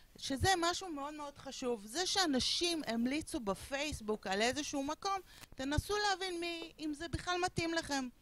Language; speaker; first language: Hebrew; non-native, fluent; Spanish